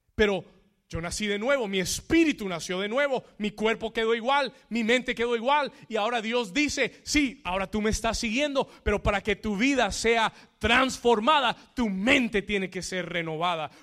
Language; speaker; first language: Spanish; native; Spanish